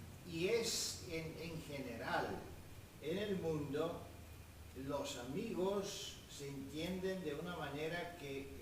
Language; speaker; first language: Spanish; non-native, fluent; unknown